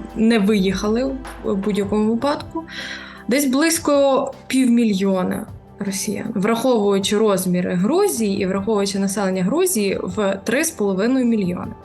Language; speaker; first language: Ukrainian; native; Ukrainian